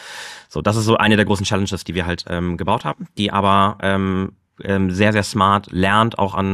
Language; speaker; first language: German; native; German